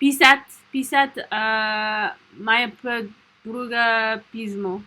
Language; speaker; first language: Russian; non-native, learner; English